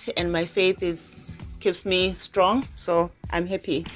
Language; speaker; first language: English; non-native, local second language; Zulu